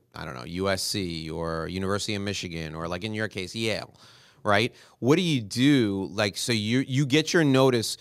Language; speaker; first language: English; native; English